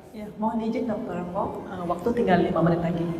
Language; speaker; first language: Indonesian; native; Indonesian